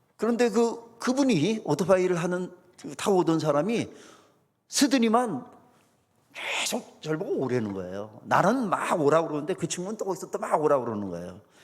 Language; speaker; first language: Korean; native; Korean